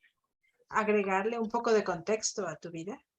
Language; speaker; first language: Spanish; native; Spanish